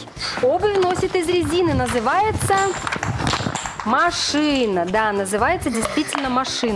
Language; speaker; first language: Russian; native; Russian